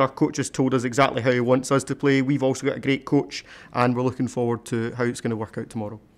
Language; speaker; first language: English; native; English